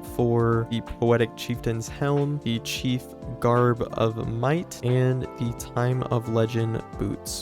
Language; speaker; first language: English; native; English